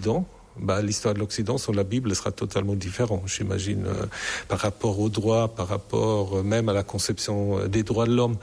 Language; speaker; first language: French; non-native, fluent; German